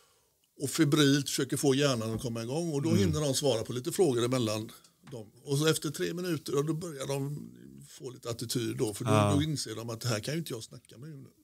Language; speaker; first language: Swedish; native; Swedish